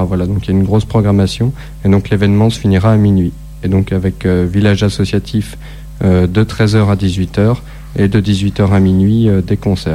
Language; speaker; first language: French; native; French